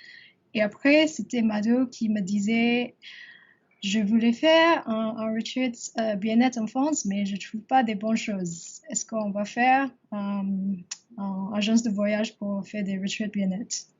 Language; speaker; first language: French; non-native, learner; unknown